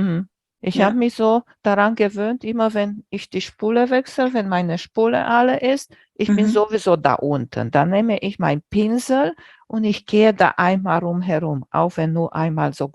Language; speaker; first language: German; non-native, fluent; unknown